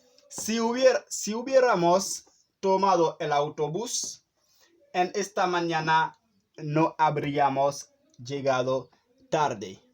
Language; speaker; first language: Spanish; non-native, fluent; Haitian Creole